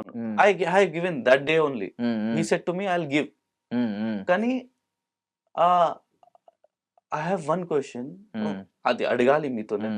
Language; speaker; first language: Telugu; non-native, local second language; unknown